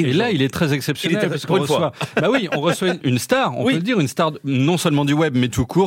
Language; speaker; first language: French; native; French